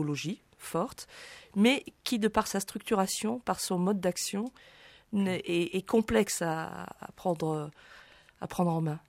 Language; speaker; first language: French; native; French